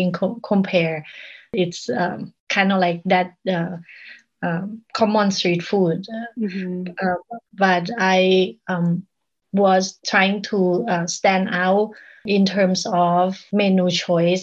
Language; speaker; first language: English; non-native, learner; Thai